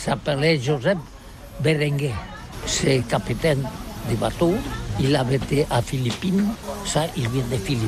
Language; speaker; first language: French; non-native, local second language; Catalan